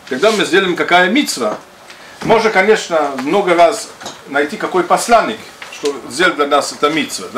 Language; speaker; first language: Russian; non-native, fluent; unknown